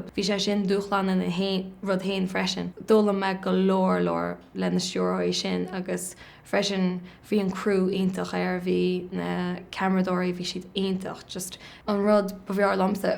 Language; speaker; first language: Irish; native; Irish